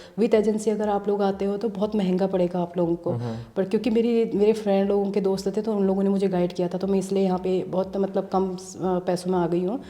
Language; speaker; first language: Hindi; native; Hindi